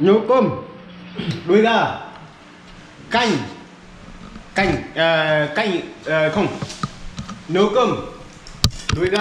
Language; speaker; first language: Vietnamese; non-native, learner; Portuguese